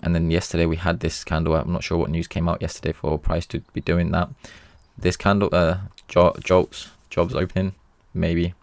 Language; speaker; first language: English; native; English